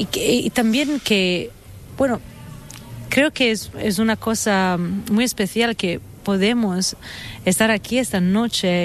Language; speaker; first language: Spanish; non-native, fluent; Italian